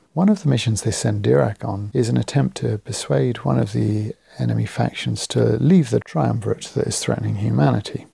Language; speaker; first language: English; native; English